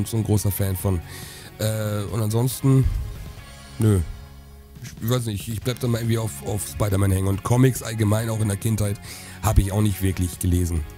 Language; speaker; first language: German; native; German